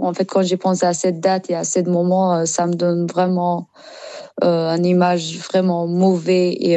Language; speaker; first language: French; non-native, learner; Persian